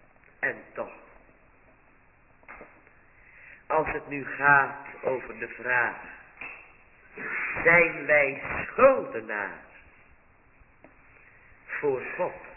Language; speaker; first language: Dutch; native; Dutch